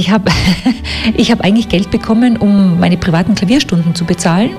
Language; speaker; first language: German; native; German